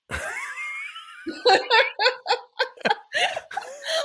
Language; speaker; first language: English; native; English